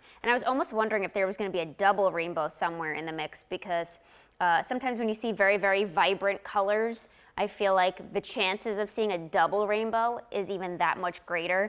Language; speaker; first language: English; native; English